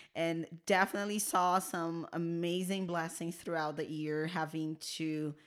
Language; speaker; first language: English; non-native, fluent; Portuguese